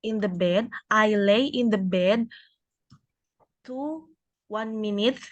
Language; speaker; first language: English; non-native, learner; Indonesian